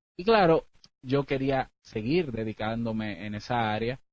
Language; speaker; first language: Spanish; native; Spanish